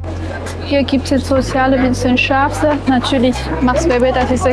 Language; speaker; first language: German; non-native, learner; Chinese